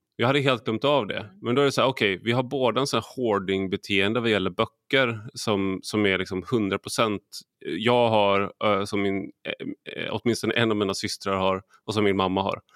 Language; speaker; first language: Swedish; native; Swedish